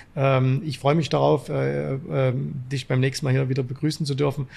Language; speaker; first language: German; native; German